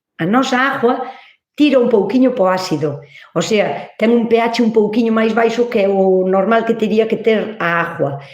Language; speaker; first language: Galician; native; Galician